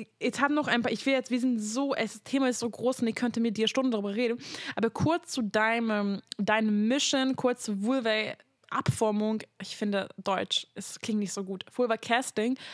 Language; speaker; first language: German; non-native, fluent; Hungarian